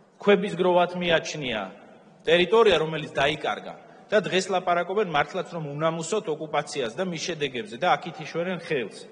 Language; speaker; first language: Georgian; native; Georgian